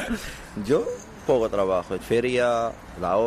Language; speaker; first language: Spanish; non-native, learner; Arabic